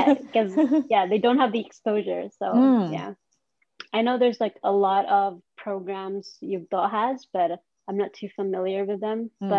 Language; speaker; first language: English; non-native, local second language; Cebuano